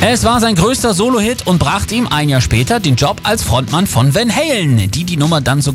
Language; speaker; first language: German; native; German